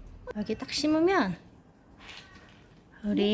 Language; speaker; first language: Korean; native; Korean